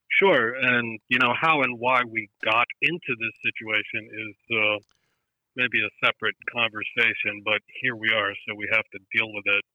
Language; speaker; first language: English; native; English